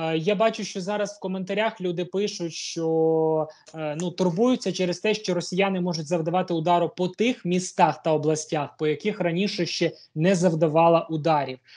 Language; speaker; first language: Ukrainian; native; Ukrainian